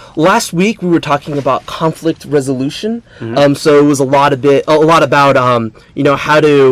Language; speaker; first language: English; native; English